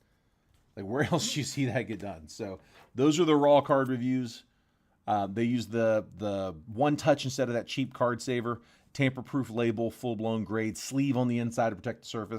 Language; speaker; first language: English; native; English